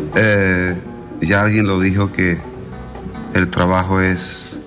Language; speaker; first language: Spanish; native; Spanish